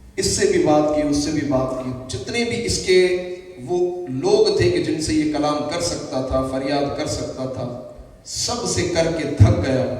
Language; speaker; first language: Urdu; native; Urdu